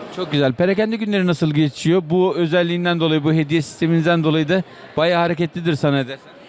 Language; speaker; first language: Turkish; native; Turkish